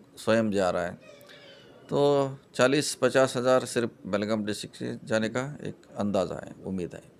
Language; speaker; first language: Hindi; non-native, local second language; Kannada